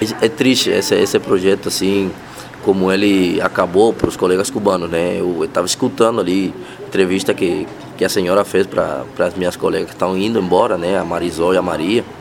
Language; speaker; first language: Portuguese; non-native, fluent; Spanish